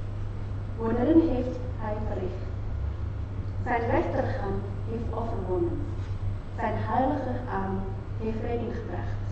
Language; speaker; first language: Dutch; non-native, fluent; Indonesian